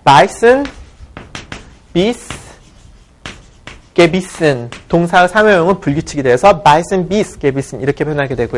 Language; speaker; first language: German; non-native, fluent; Korean